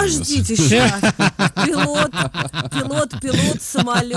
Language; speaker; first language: Russian; native; Russian